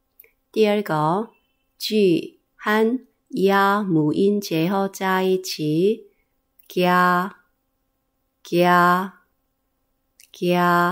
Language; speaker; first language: Chinese; non-native, fluent; Korean